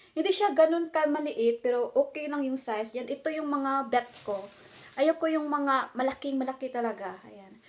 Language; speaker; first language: Filipino; non-native, local second language; Cebuano